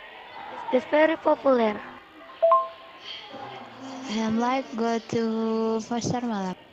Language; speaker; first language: English; non-native, learner; Indonesian